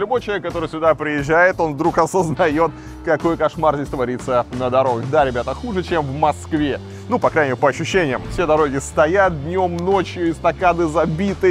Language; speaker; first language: Russian; native; Russian